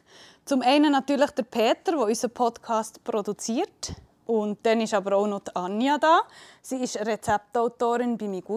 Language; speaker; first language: German; native; German